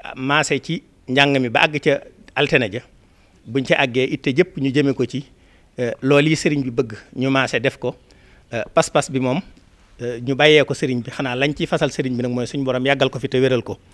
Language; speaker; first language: Wolof; native; Wolof